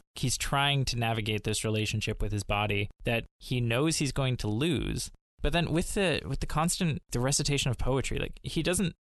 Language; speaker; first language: English; native; English